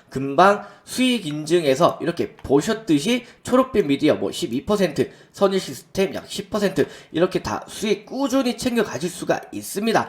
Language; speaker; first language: Korean; native; Korean